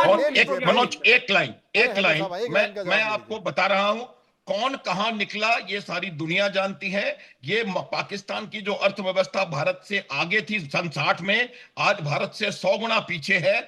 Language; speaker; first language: Hindi; native; Hindi